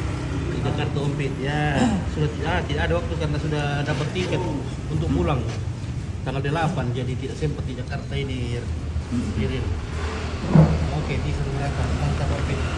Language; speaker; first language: Indonesian; non-native, local second language; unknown